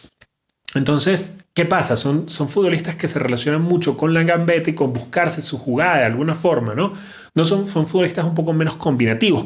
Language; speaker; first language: Spanish; native; Spanish